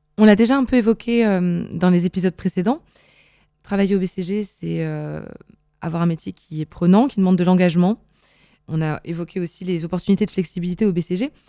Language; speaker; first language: French; native; French